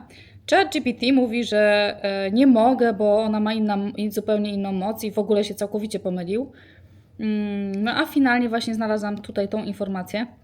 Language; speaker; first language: Polish; native; Polish